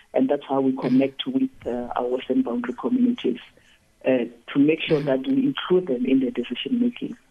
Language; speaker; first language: English; non-native, local second language; Tsonga